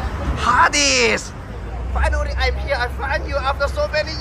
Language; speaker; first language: English; non-native, learner; Cantonese